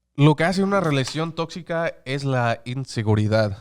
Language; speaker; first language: Spanish; early bilingual, heritage; Spanish